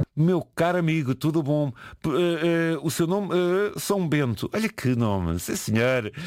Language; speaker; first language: Portuguese; native; Portuguese